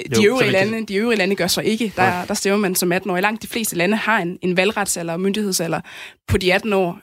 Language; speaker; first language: Danish; native; Danish